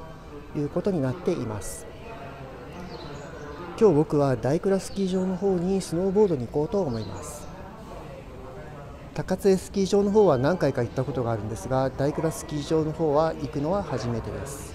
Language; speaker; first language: Japanese; native; Japanese